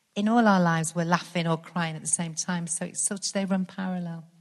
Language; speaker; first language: English; native; English